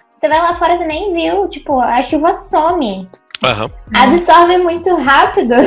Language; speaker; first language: Portuguese; native; Portuguese